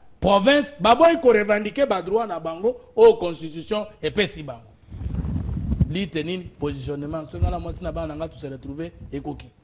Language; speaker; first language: Lingala; non-native, local second language; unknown